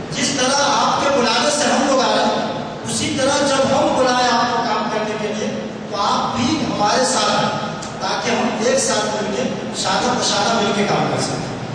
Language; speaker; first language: Urdu; non-native, local second language; Malayalam